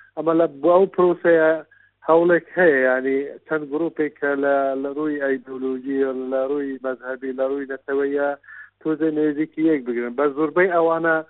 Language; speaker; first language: Central Kurdish; non-native, local second language; Kurdish